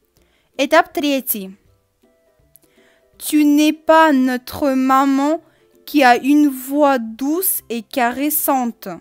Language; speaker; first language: French; non-native, fluent; Russian